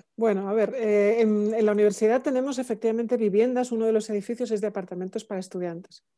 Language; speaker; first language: Spanish; native; Spanish